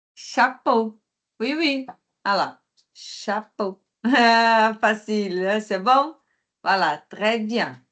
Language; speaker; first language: French; non-native, fluent; Portuguese